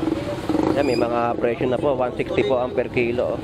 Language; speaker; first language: Filipino; native; Filipino